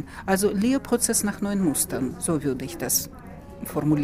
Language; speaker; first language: German; non-native, fluent; Russian